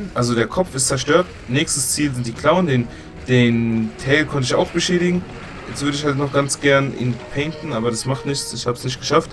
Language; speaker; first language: German; native; German